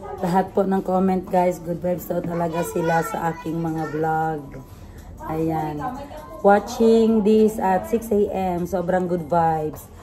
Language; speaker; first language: Filipino; non-native, local second language; Cebuano